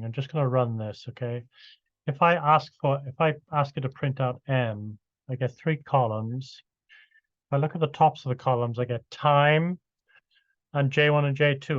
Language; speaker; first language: English; native; English